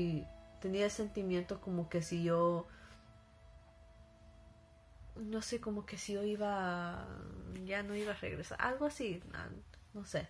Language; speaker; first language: Spanish; early bilingual, heritage; Spanish